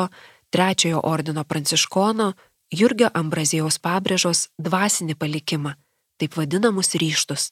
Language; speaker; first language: Lithuanian; native; Lithuanian